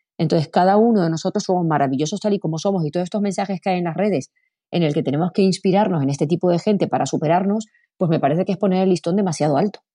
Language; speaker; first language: Spanish; native; Spanish